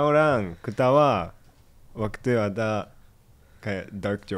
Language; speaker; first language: Indonesian; non-native, fluent; Japanese